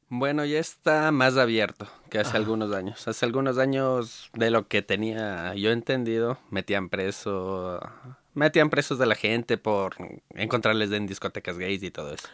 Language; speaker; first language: Spanish; native; Spanish